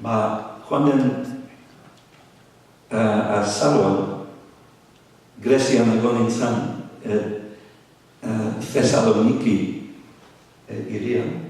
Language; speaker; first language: Basque; non-native, fluent; English